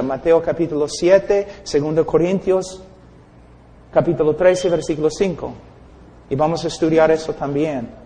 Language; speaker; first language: Spanish; non-native, fluent; English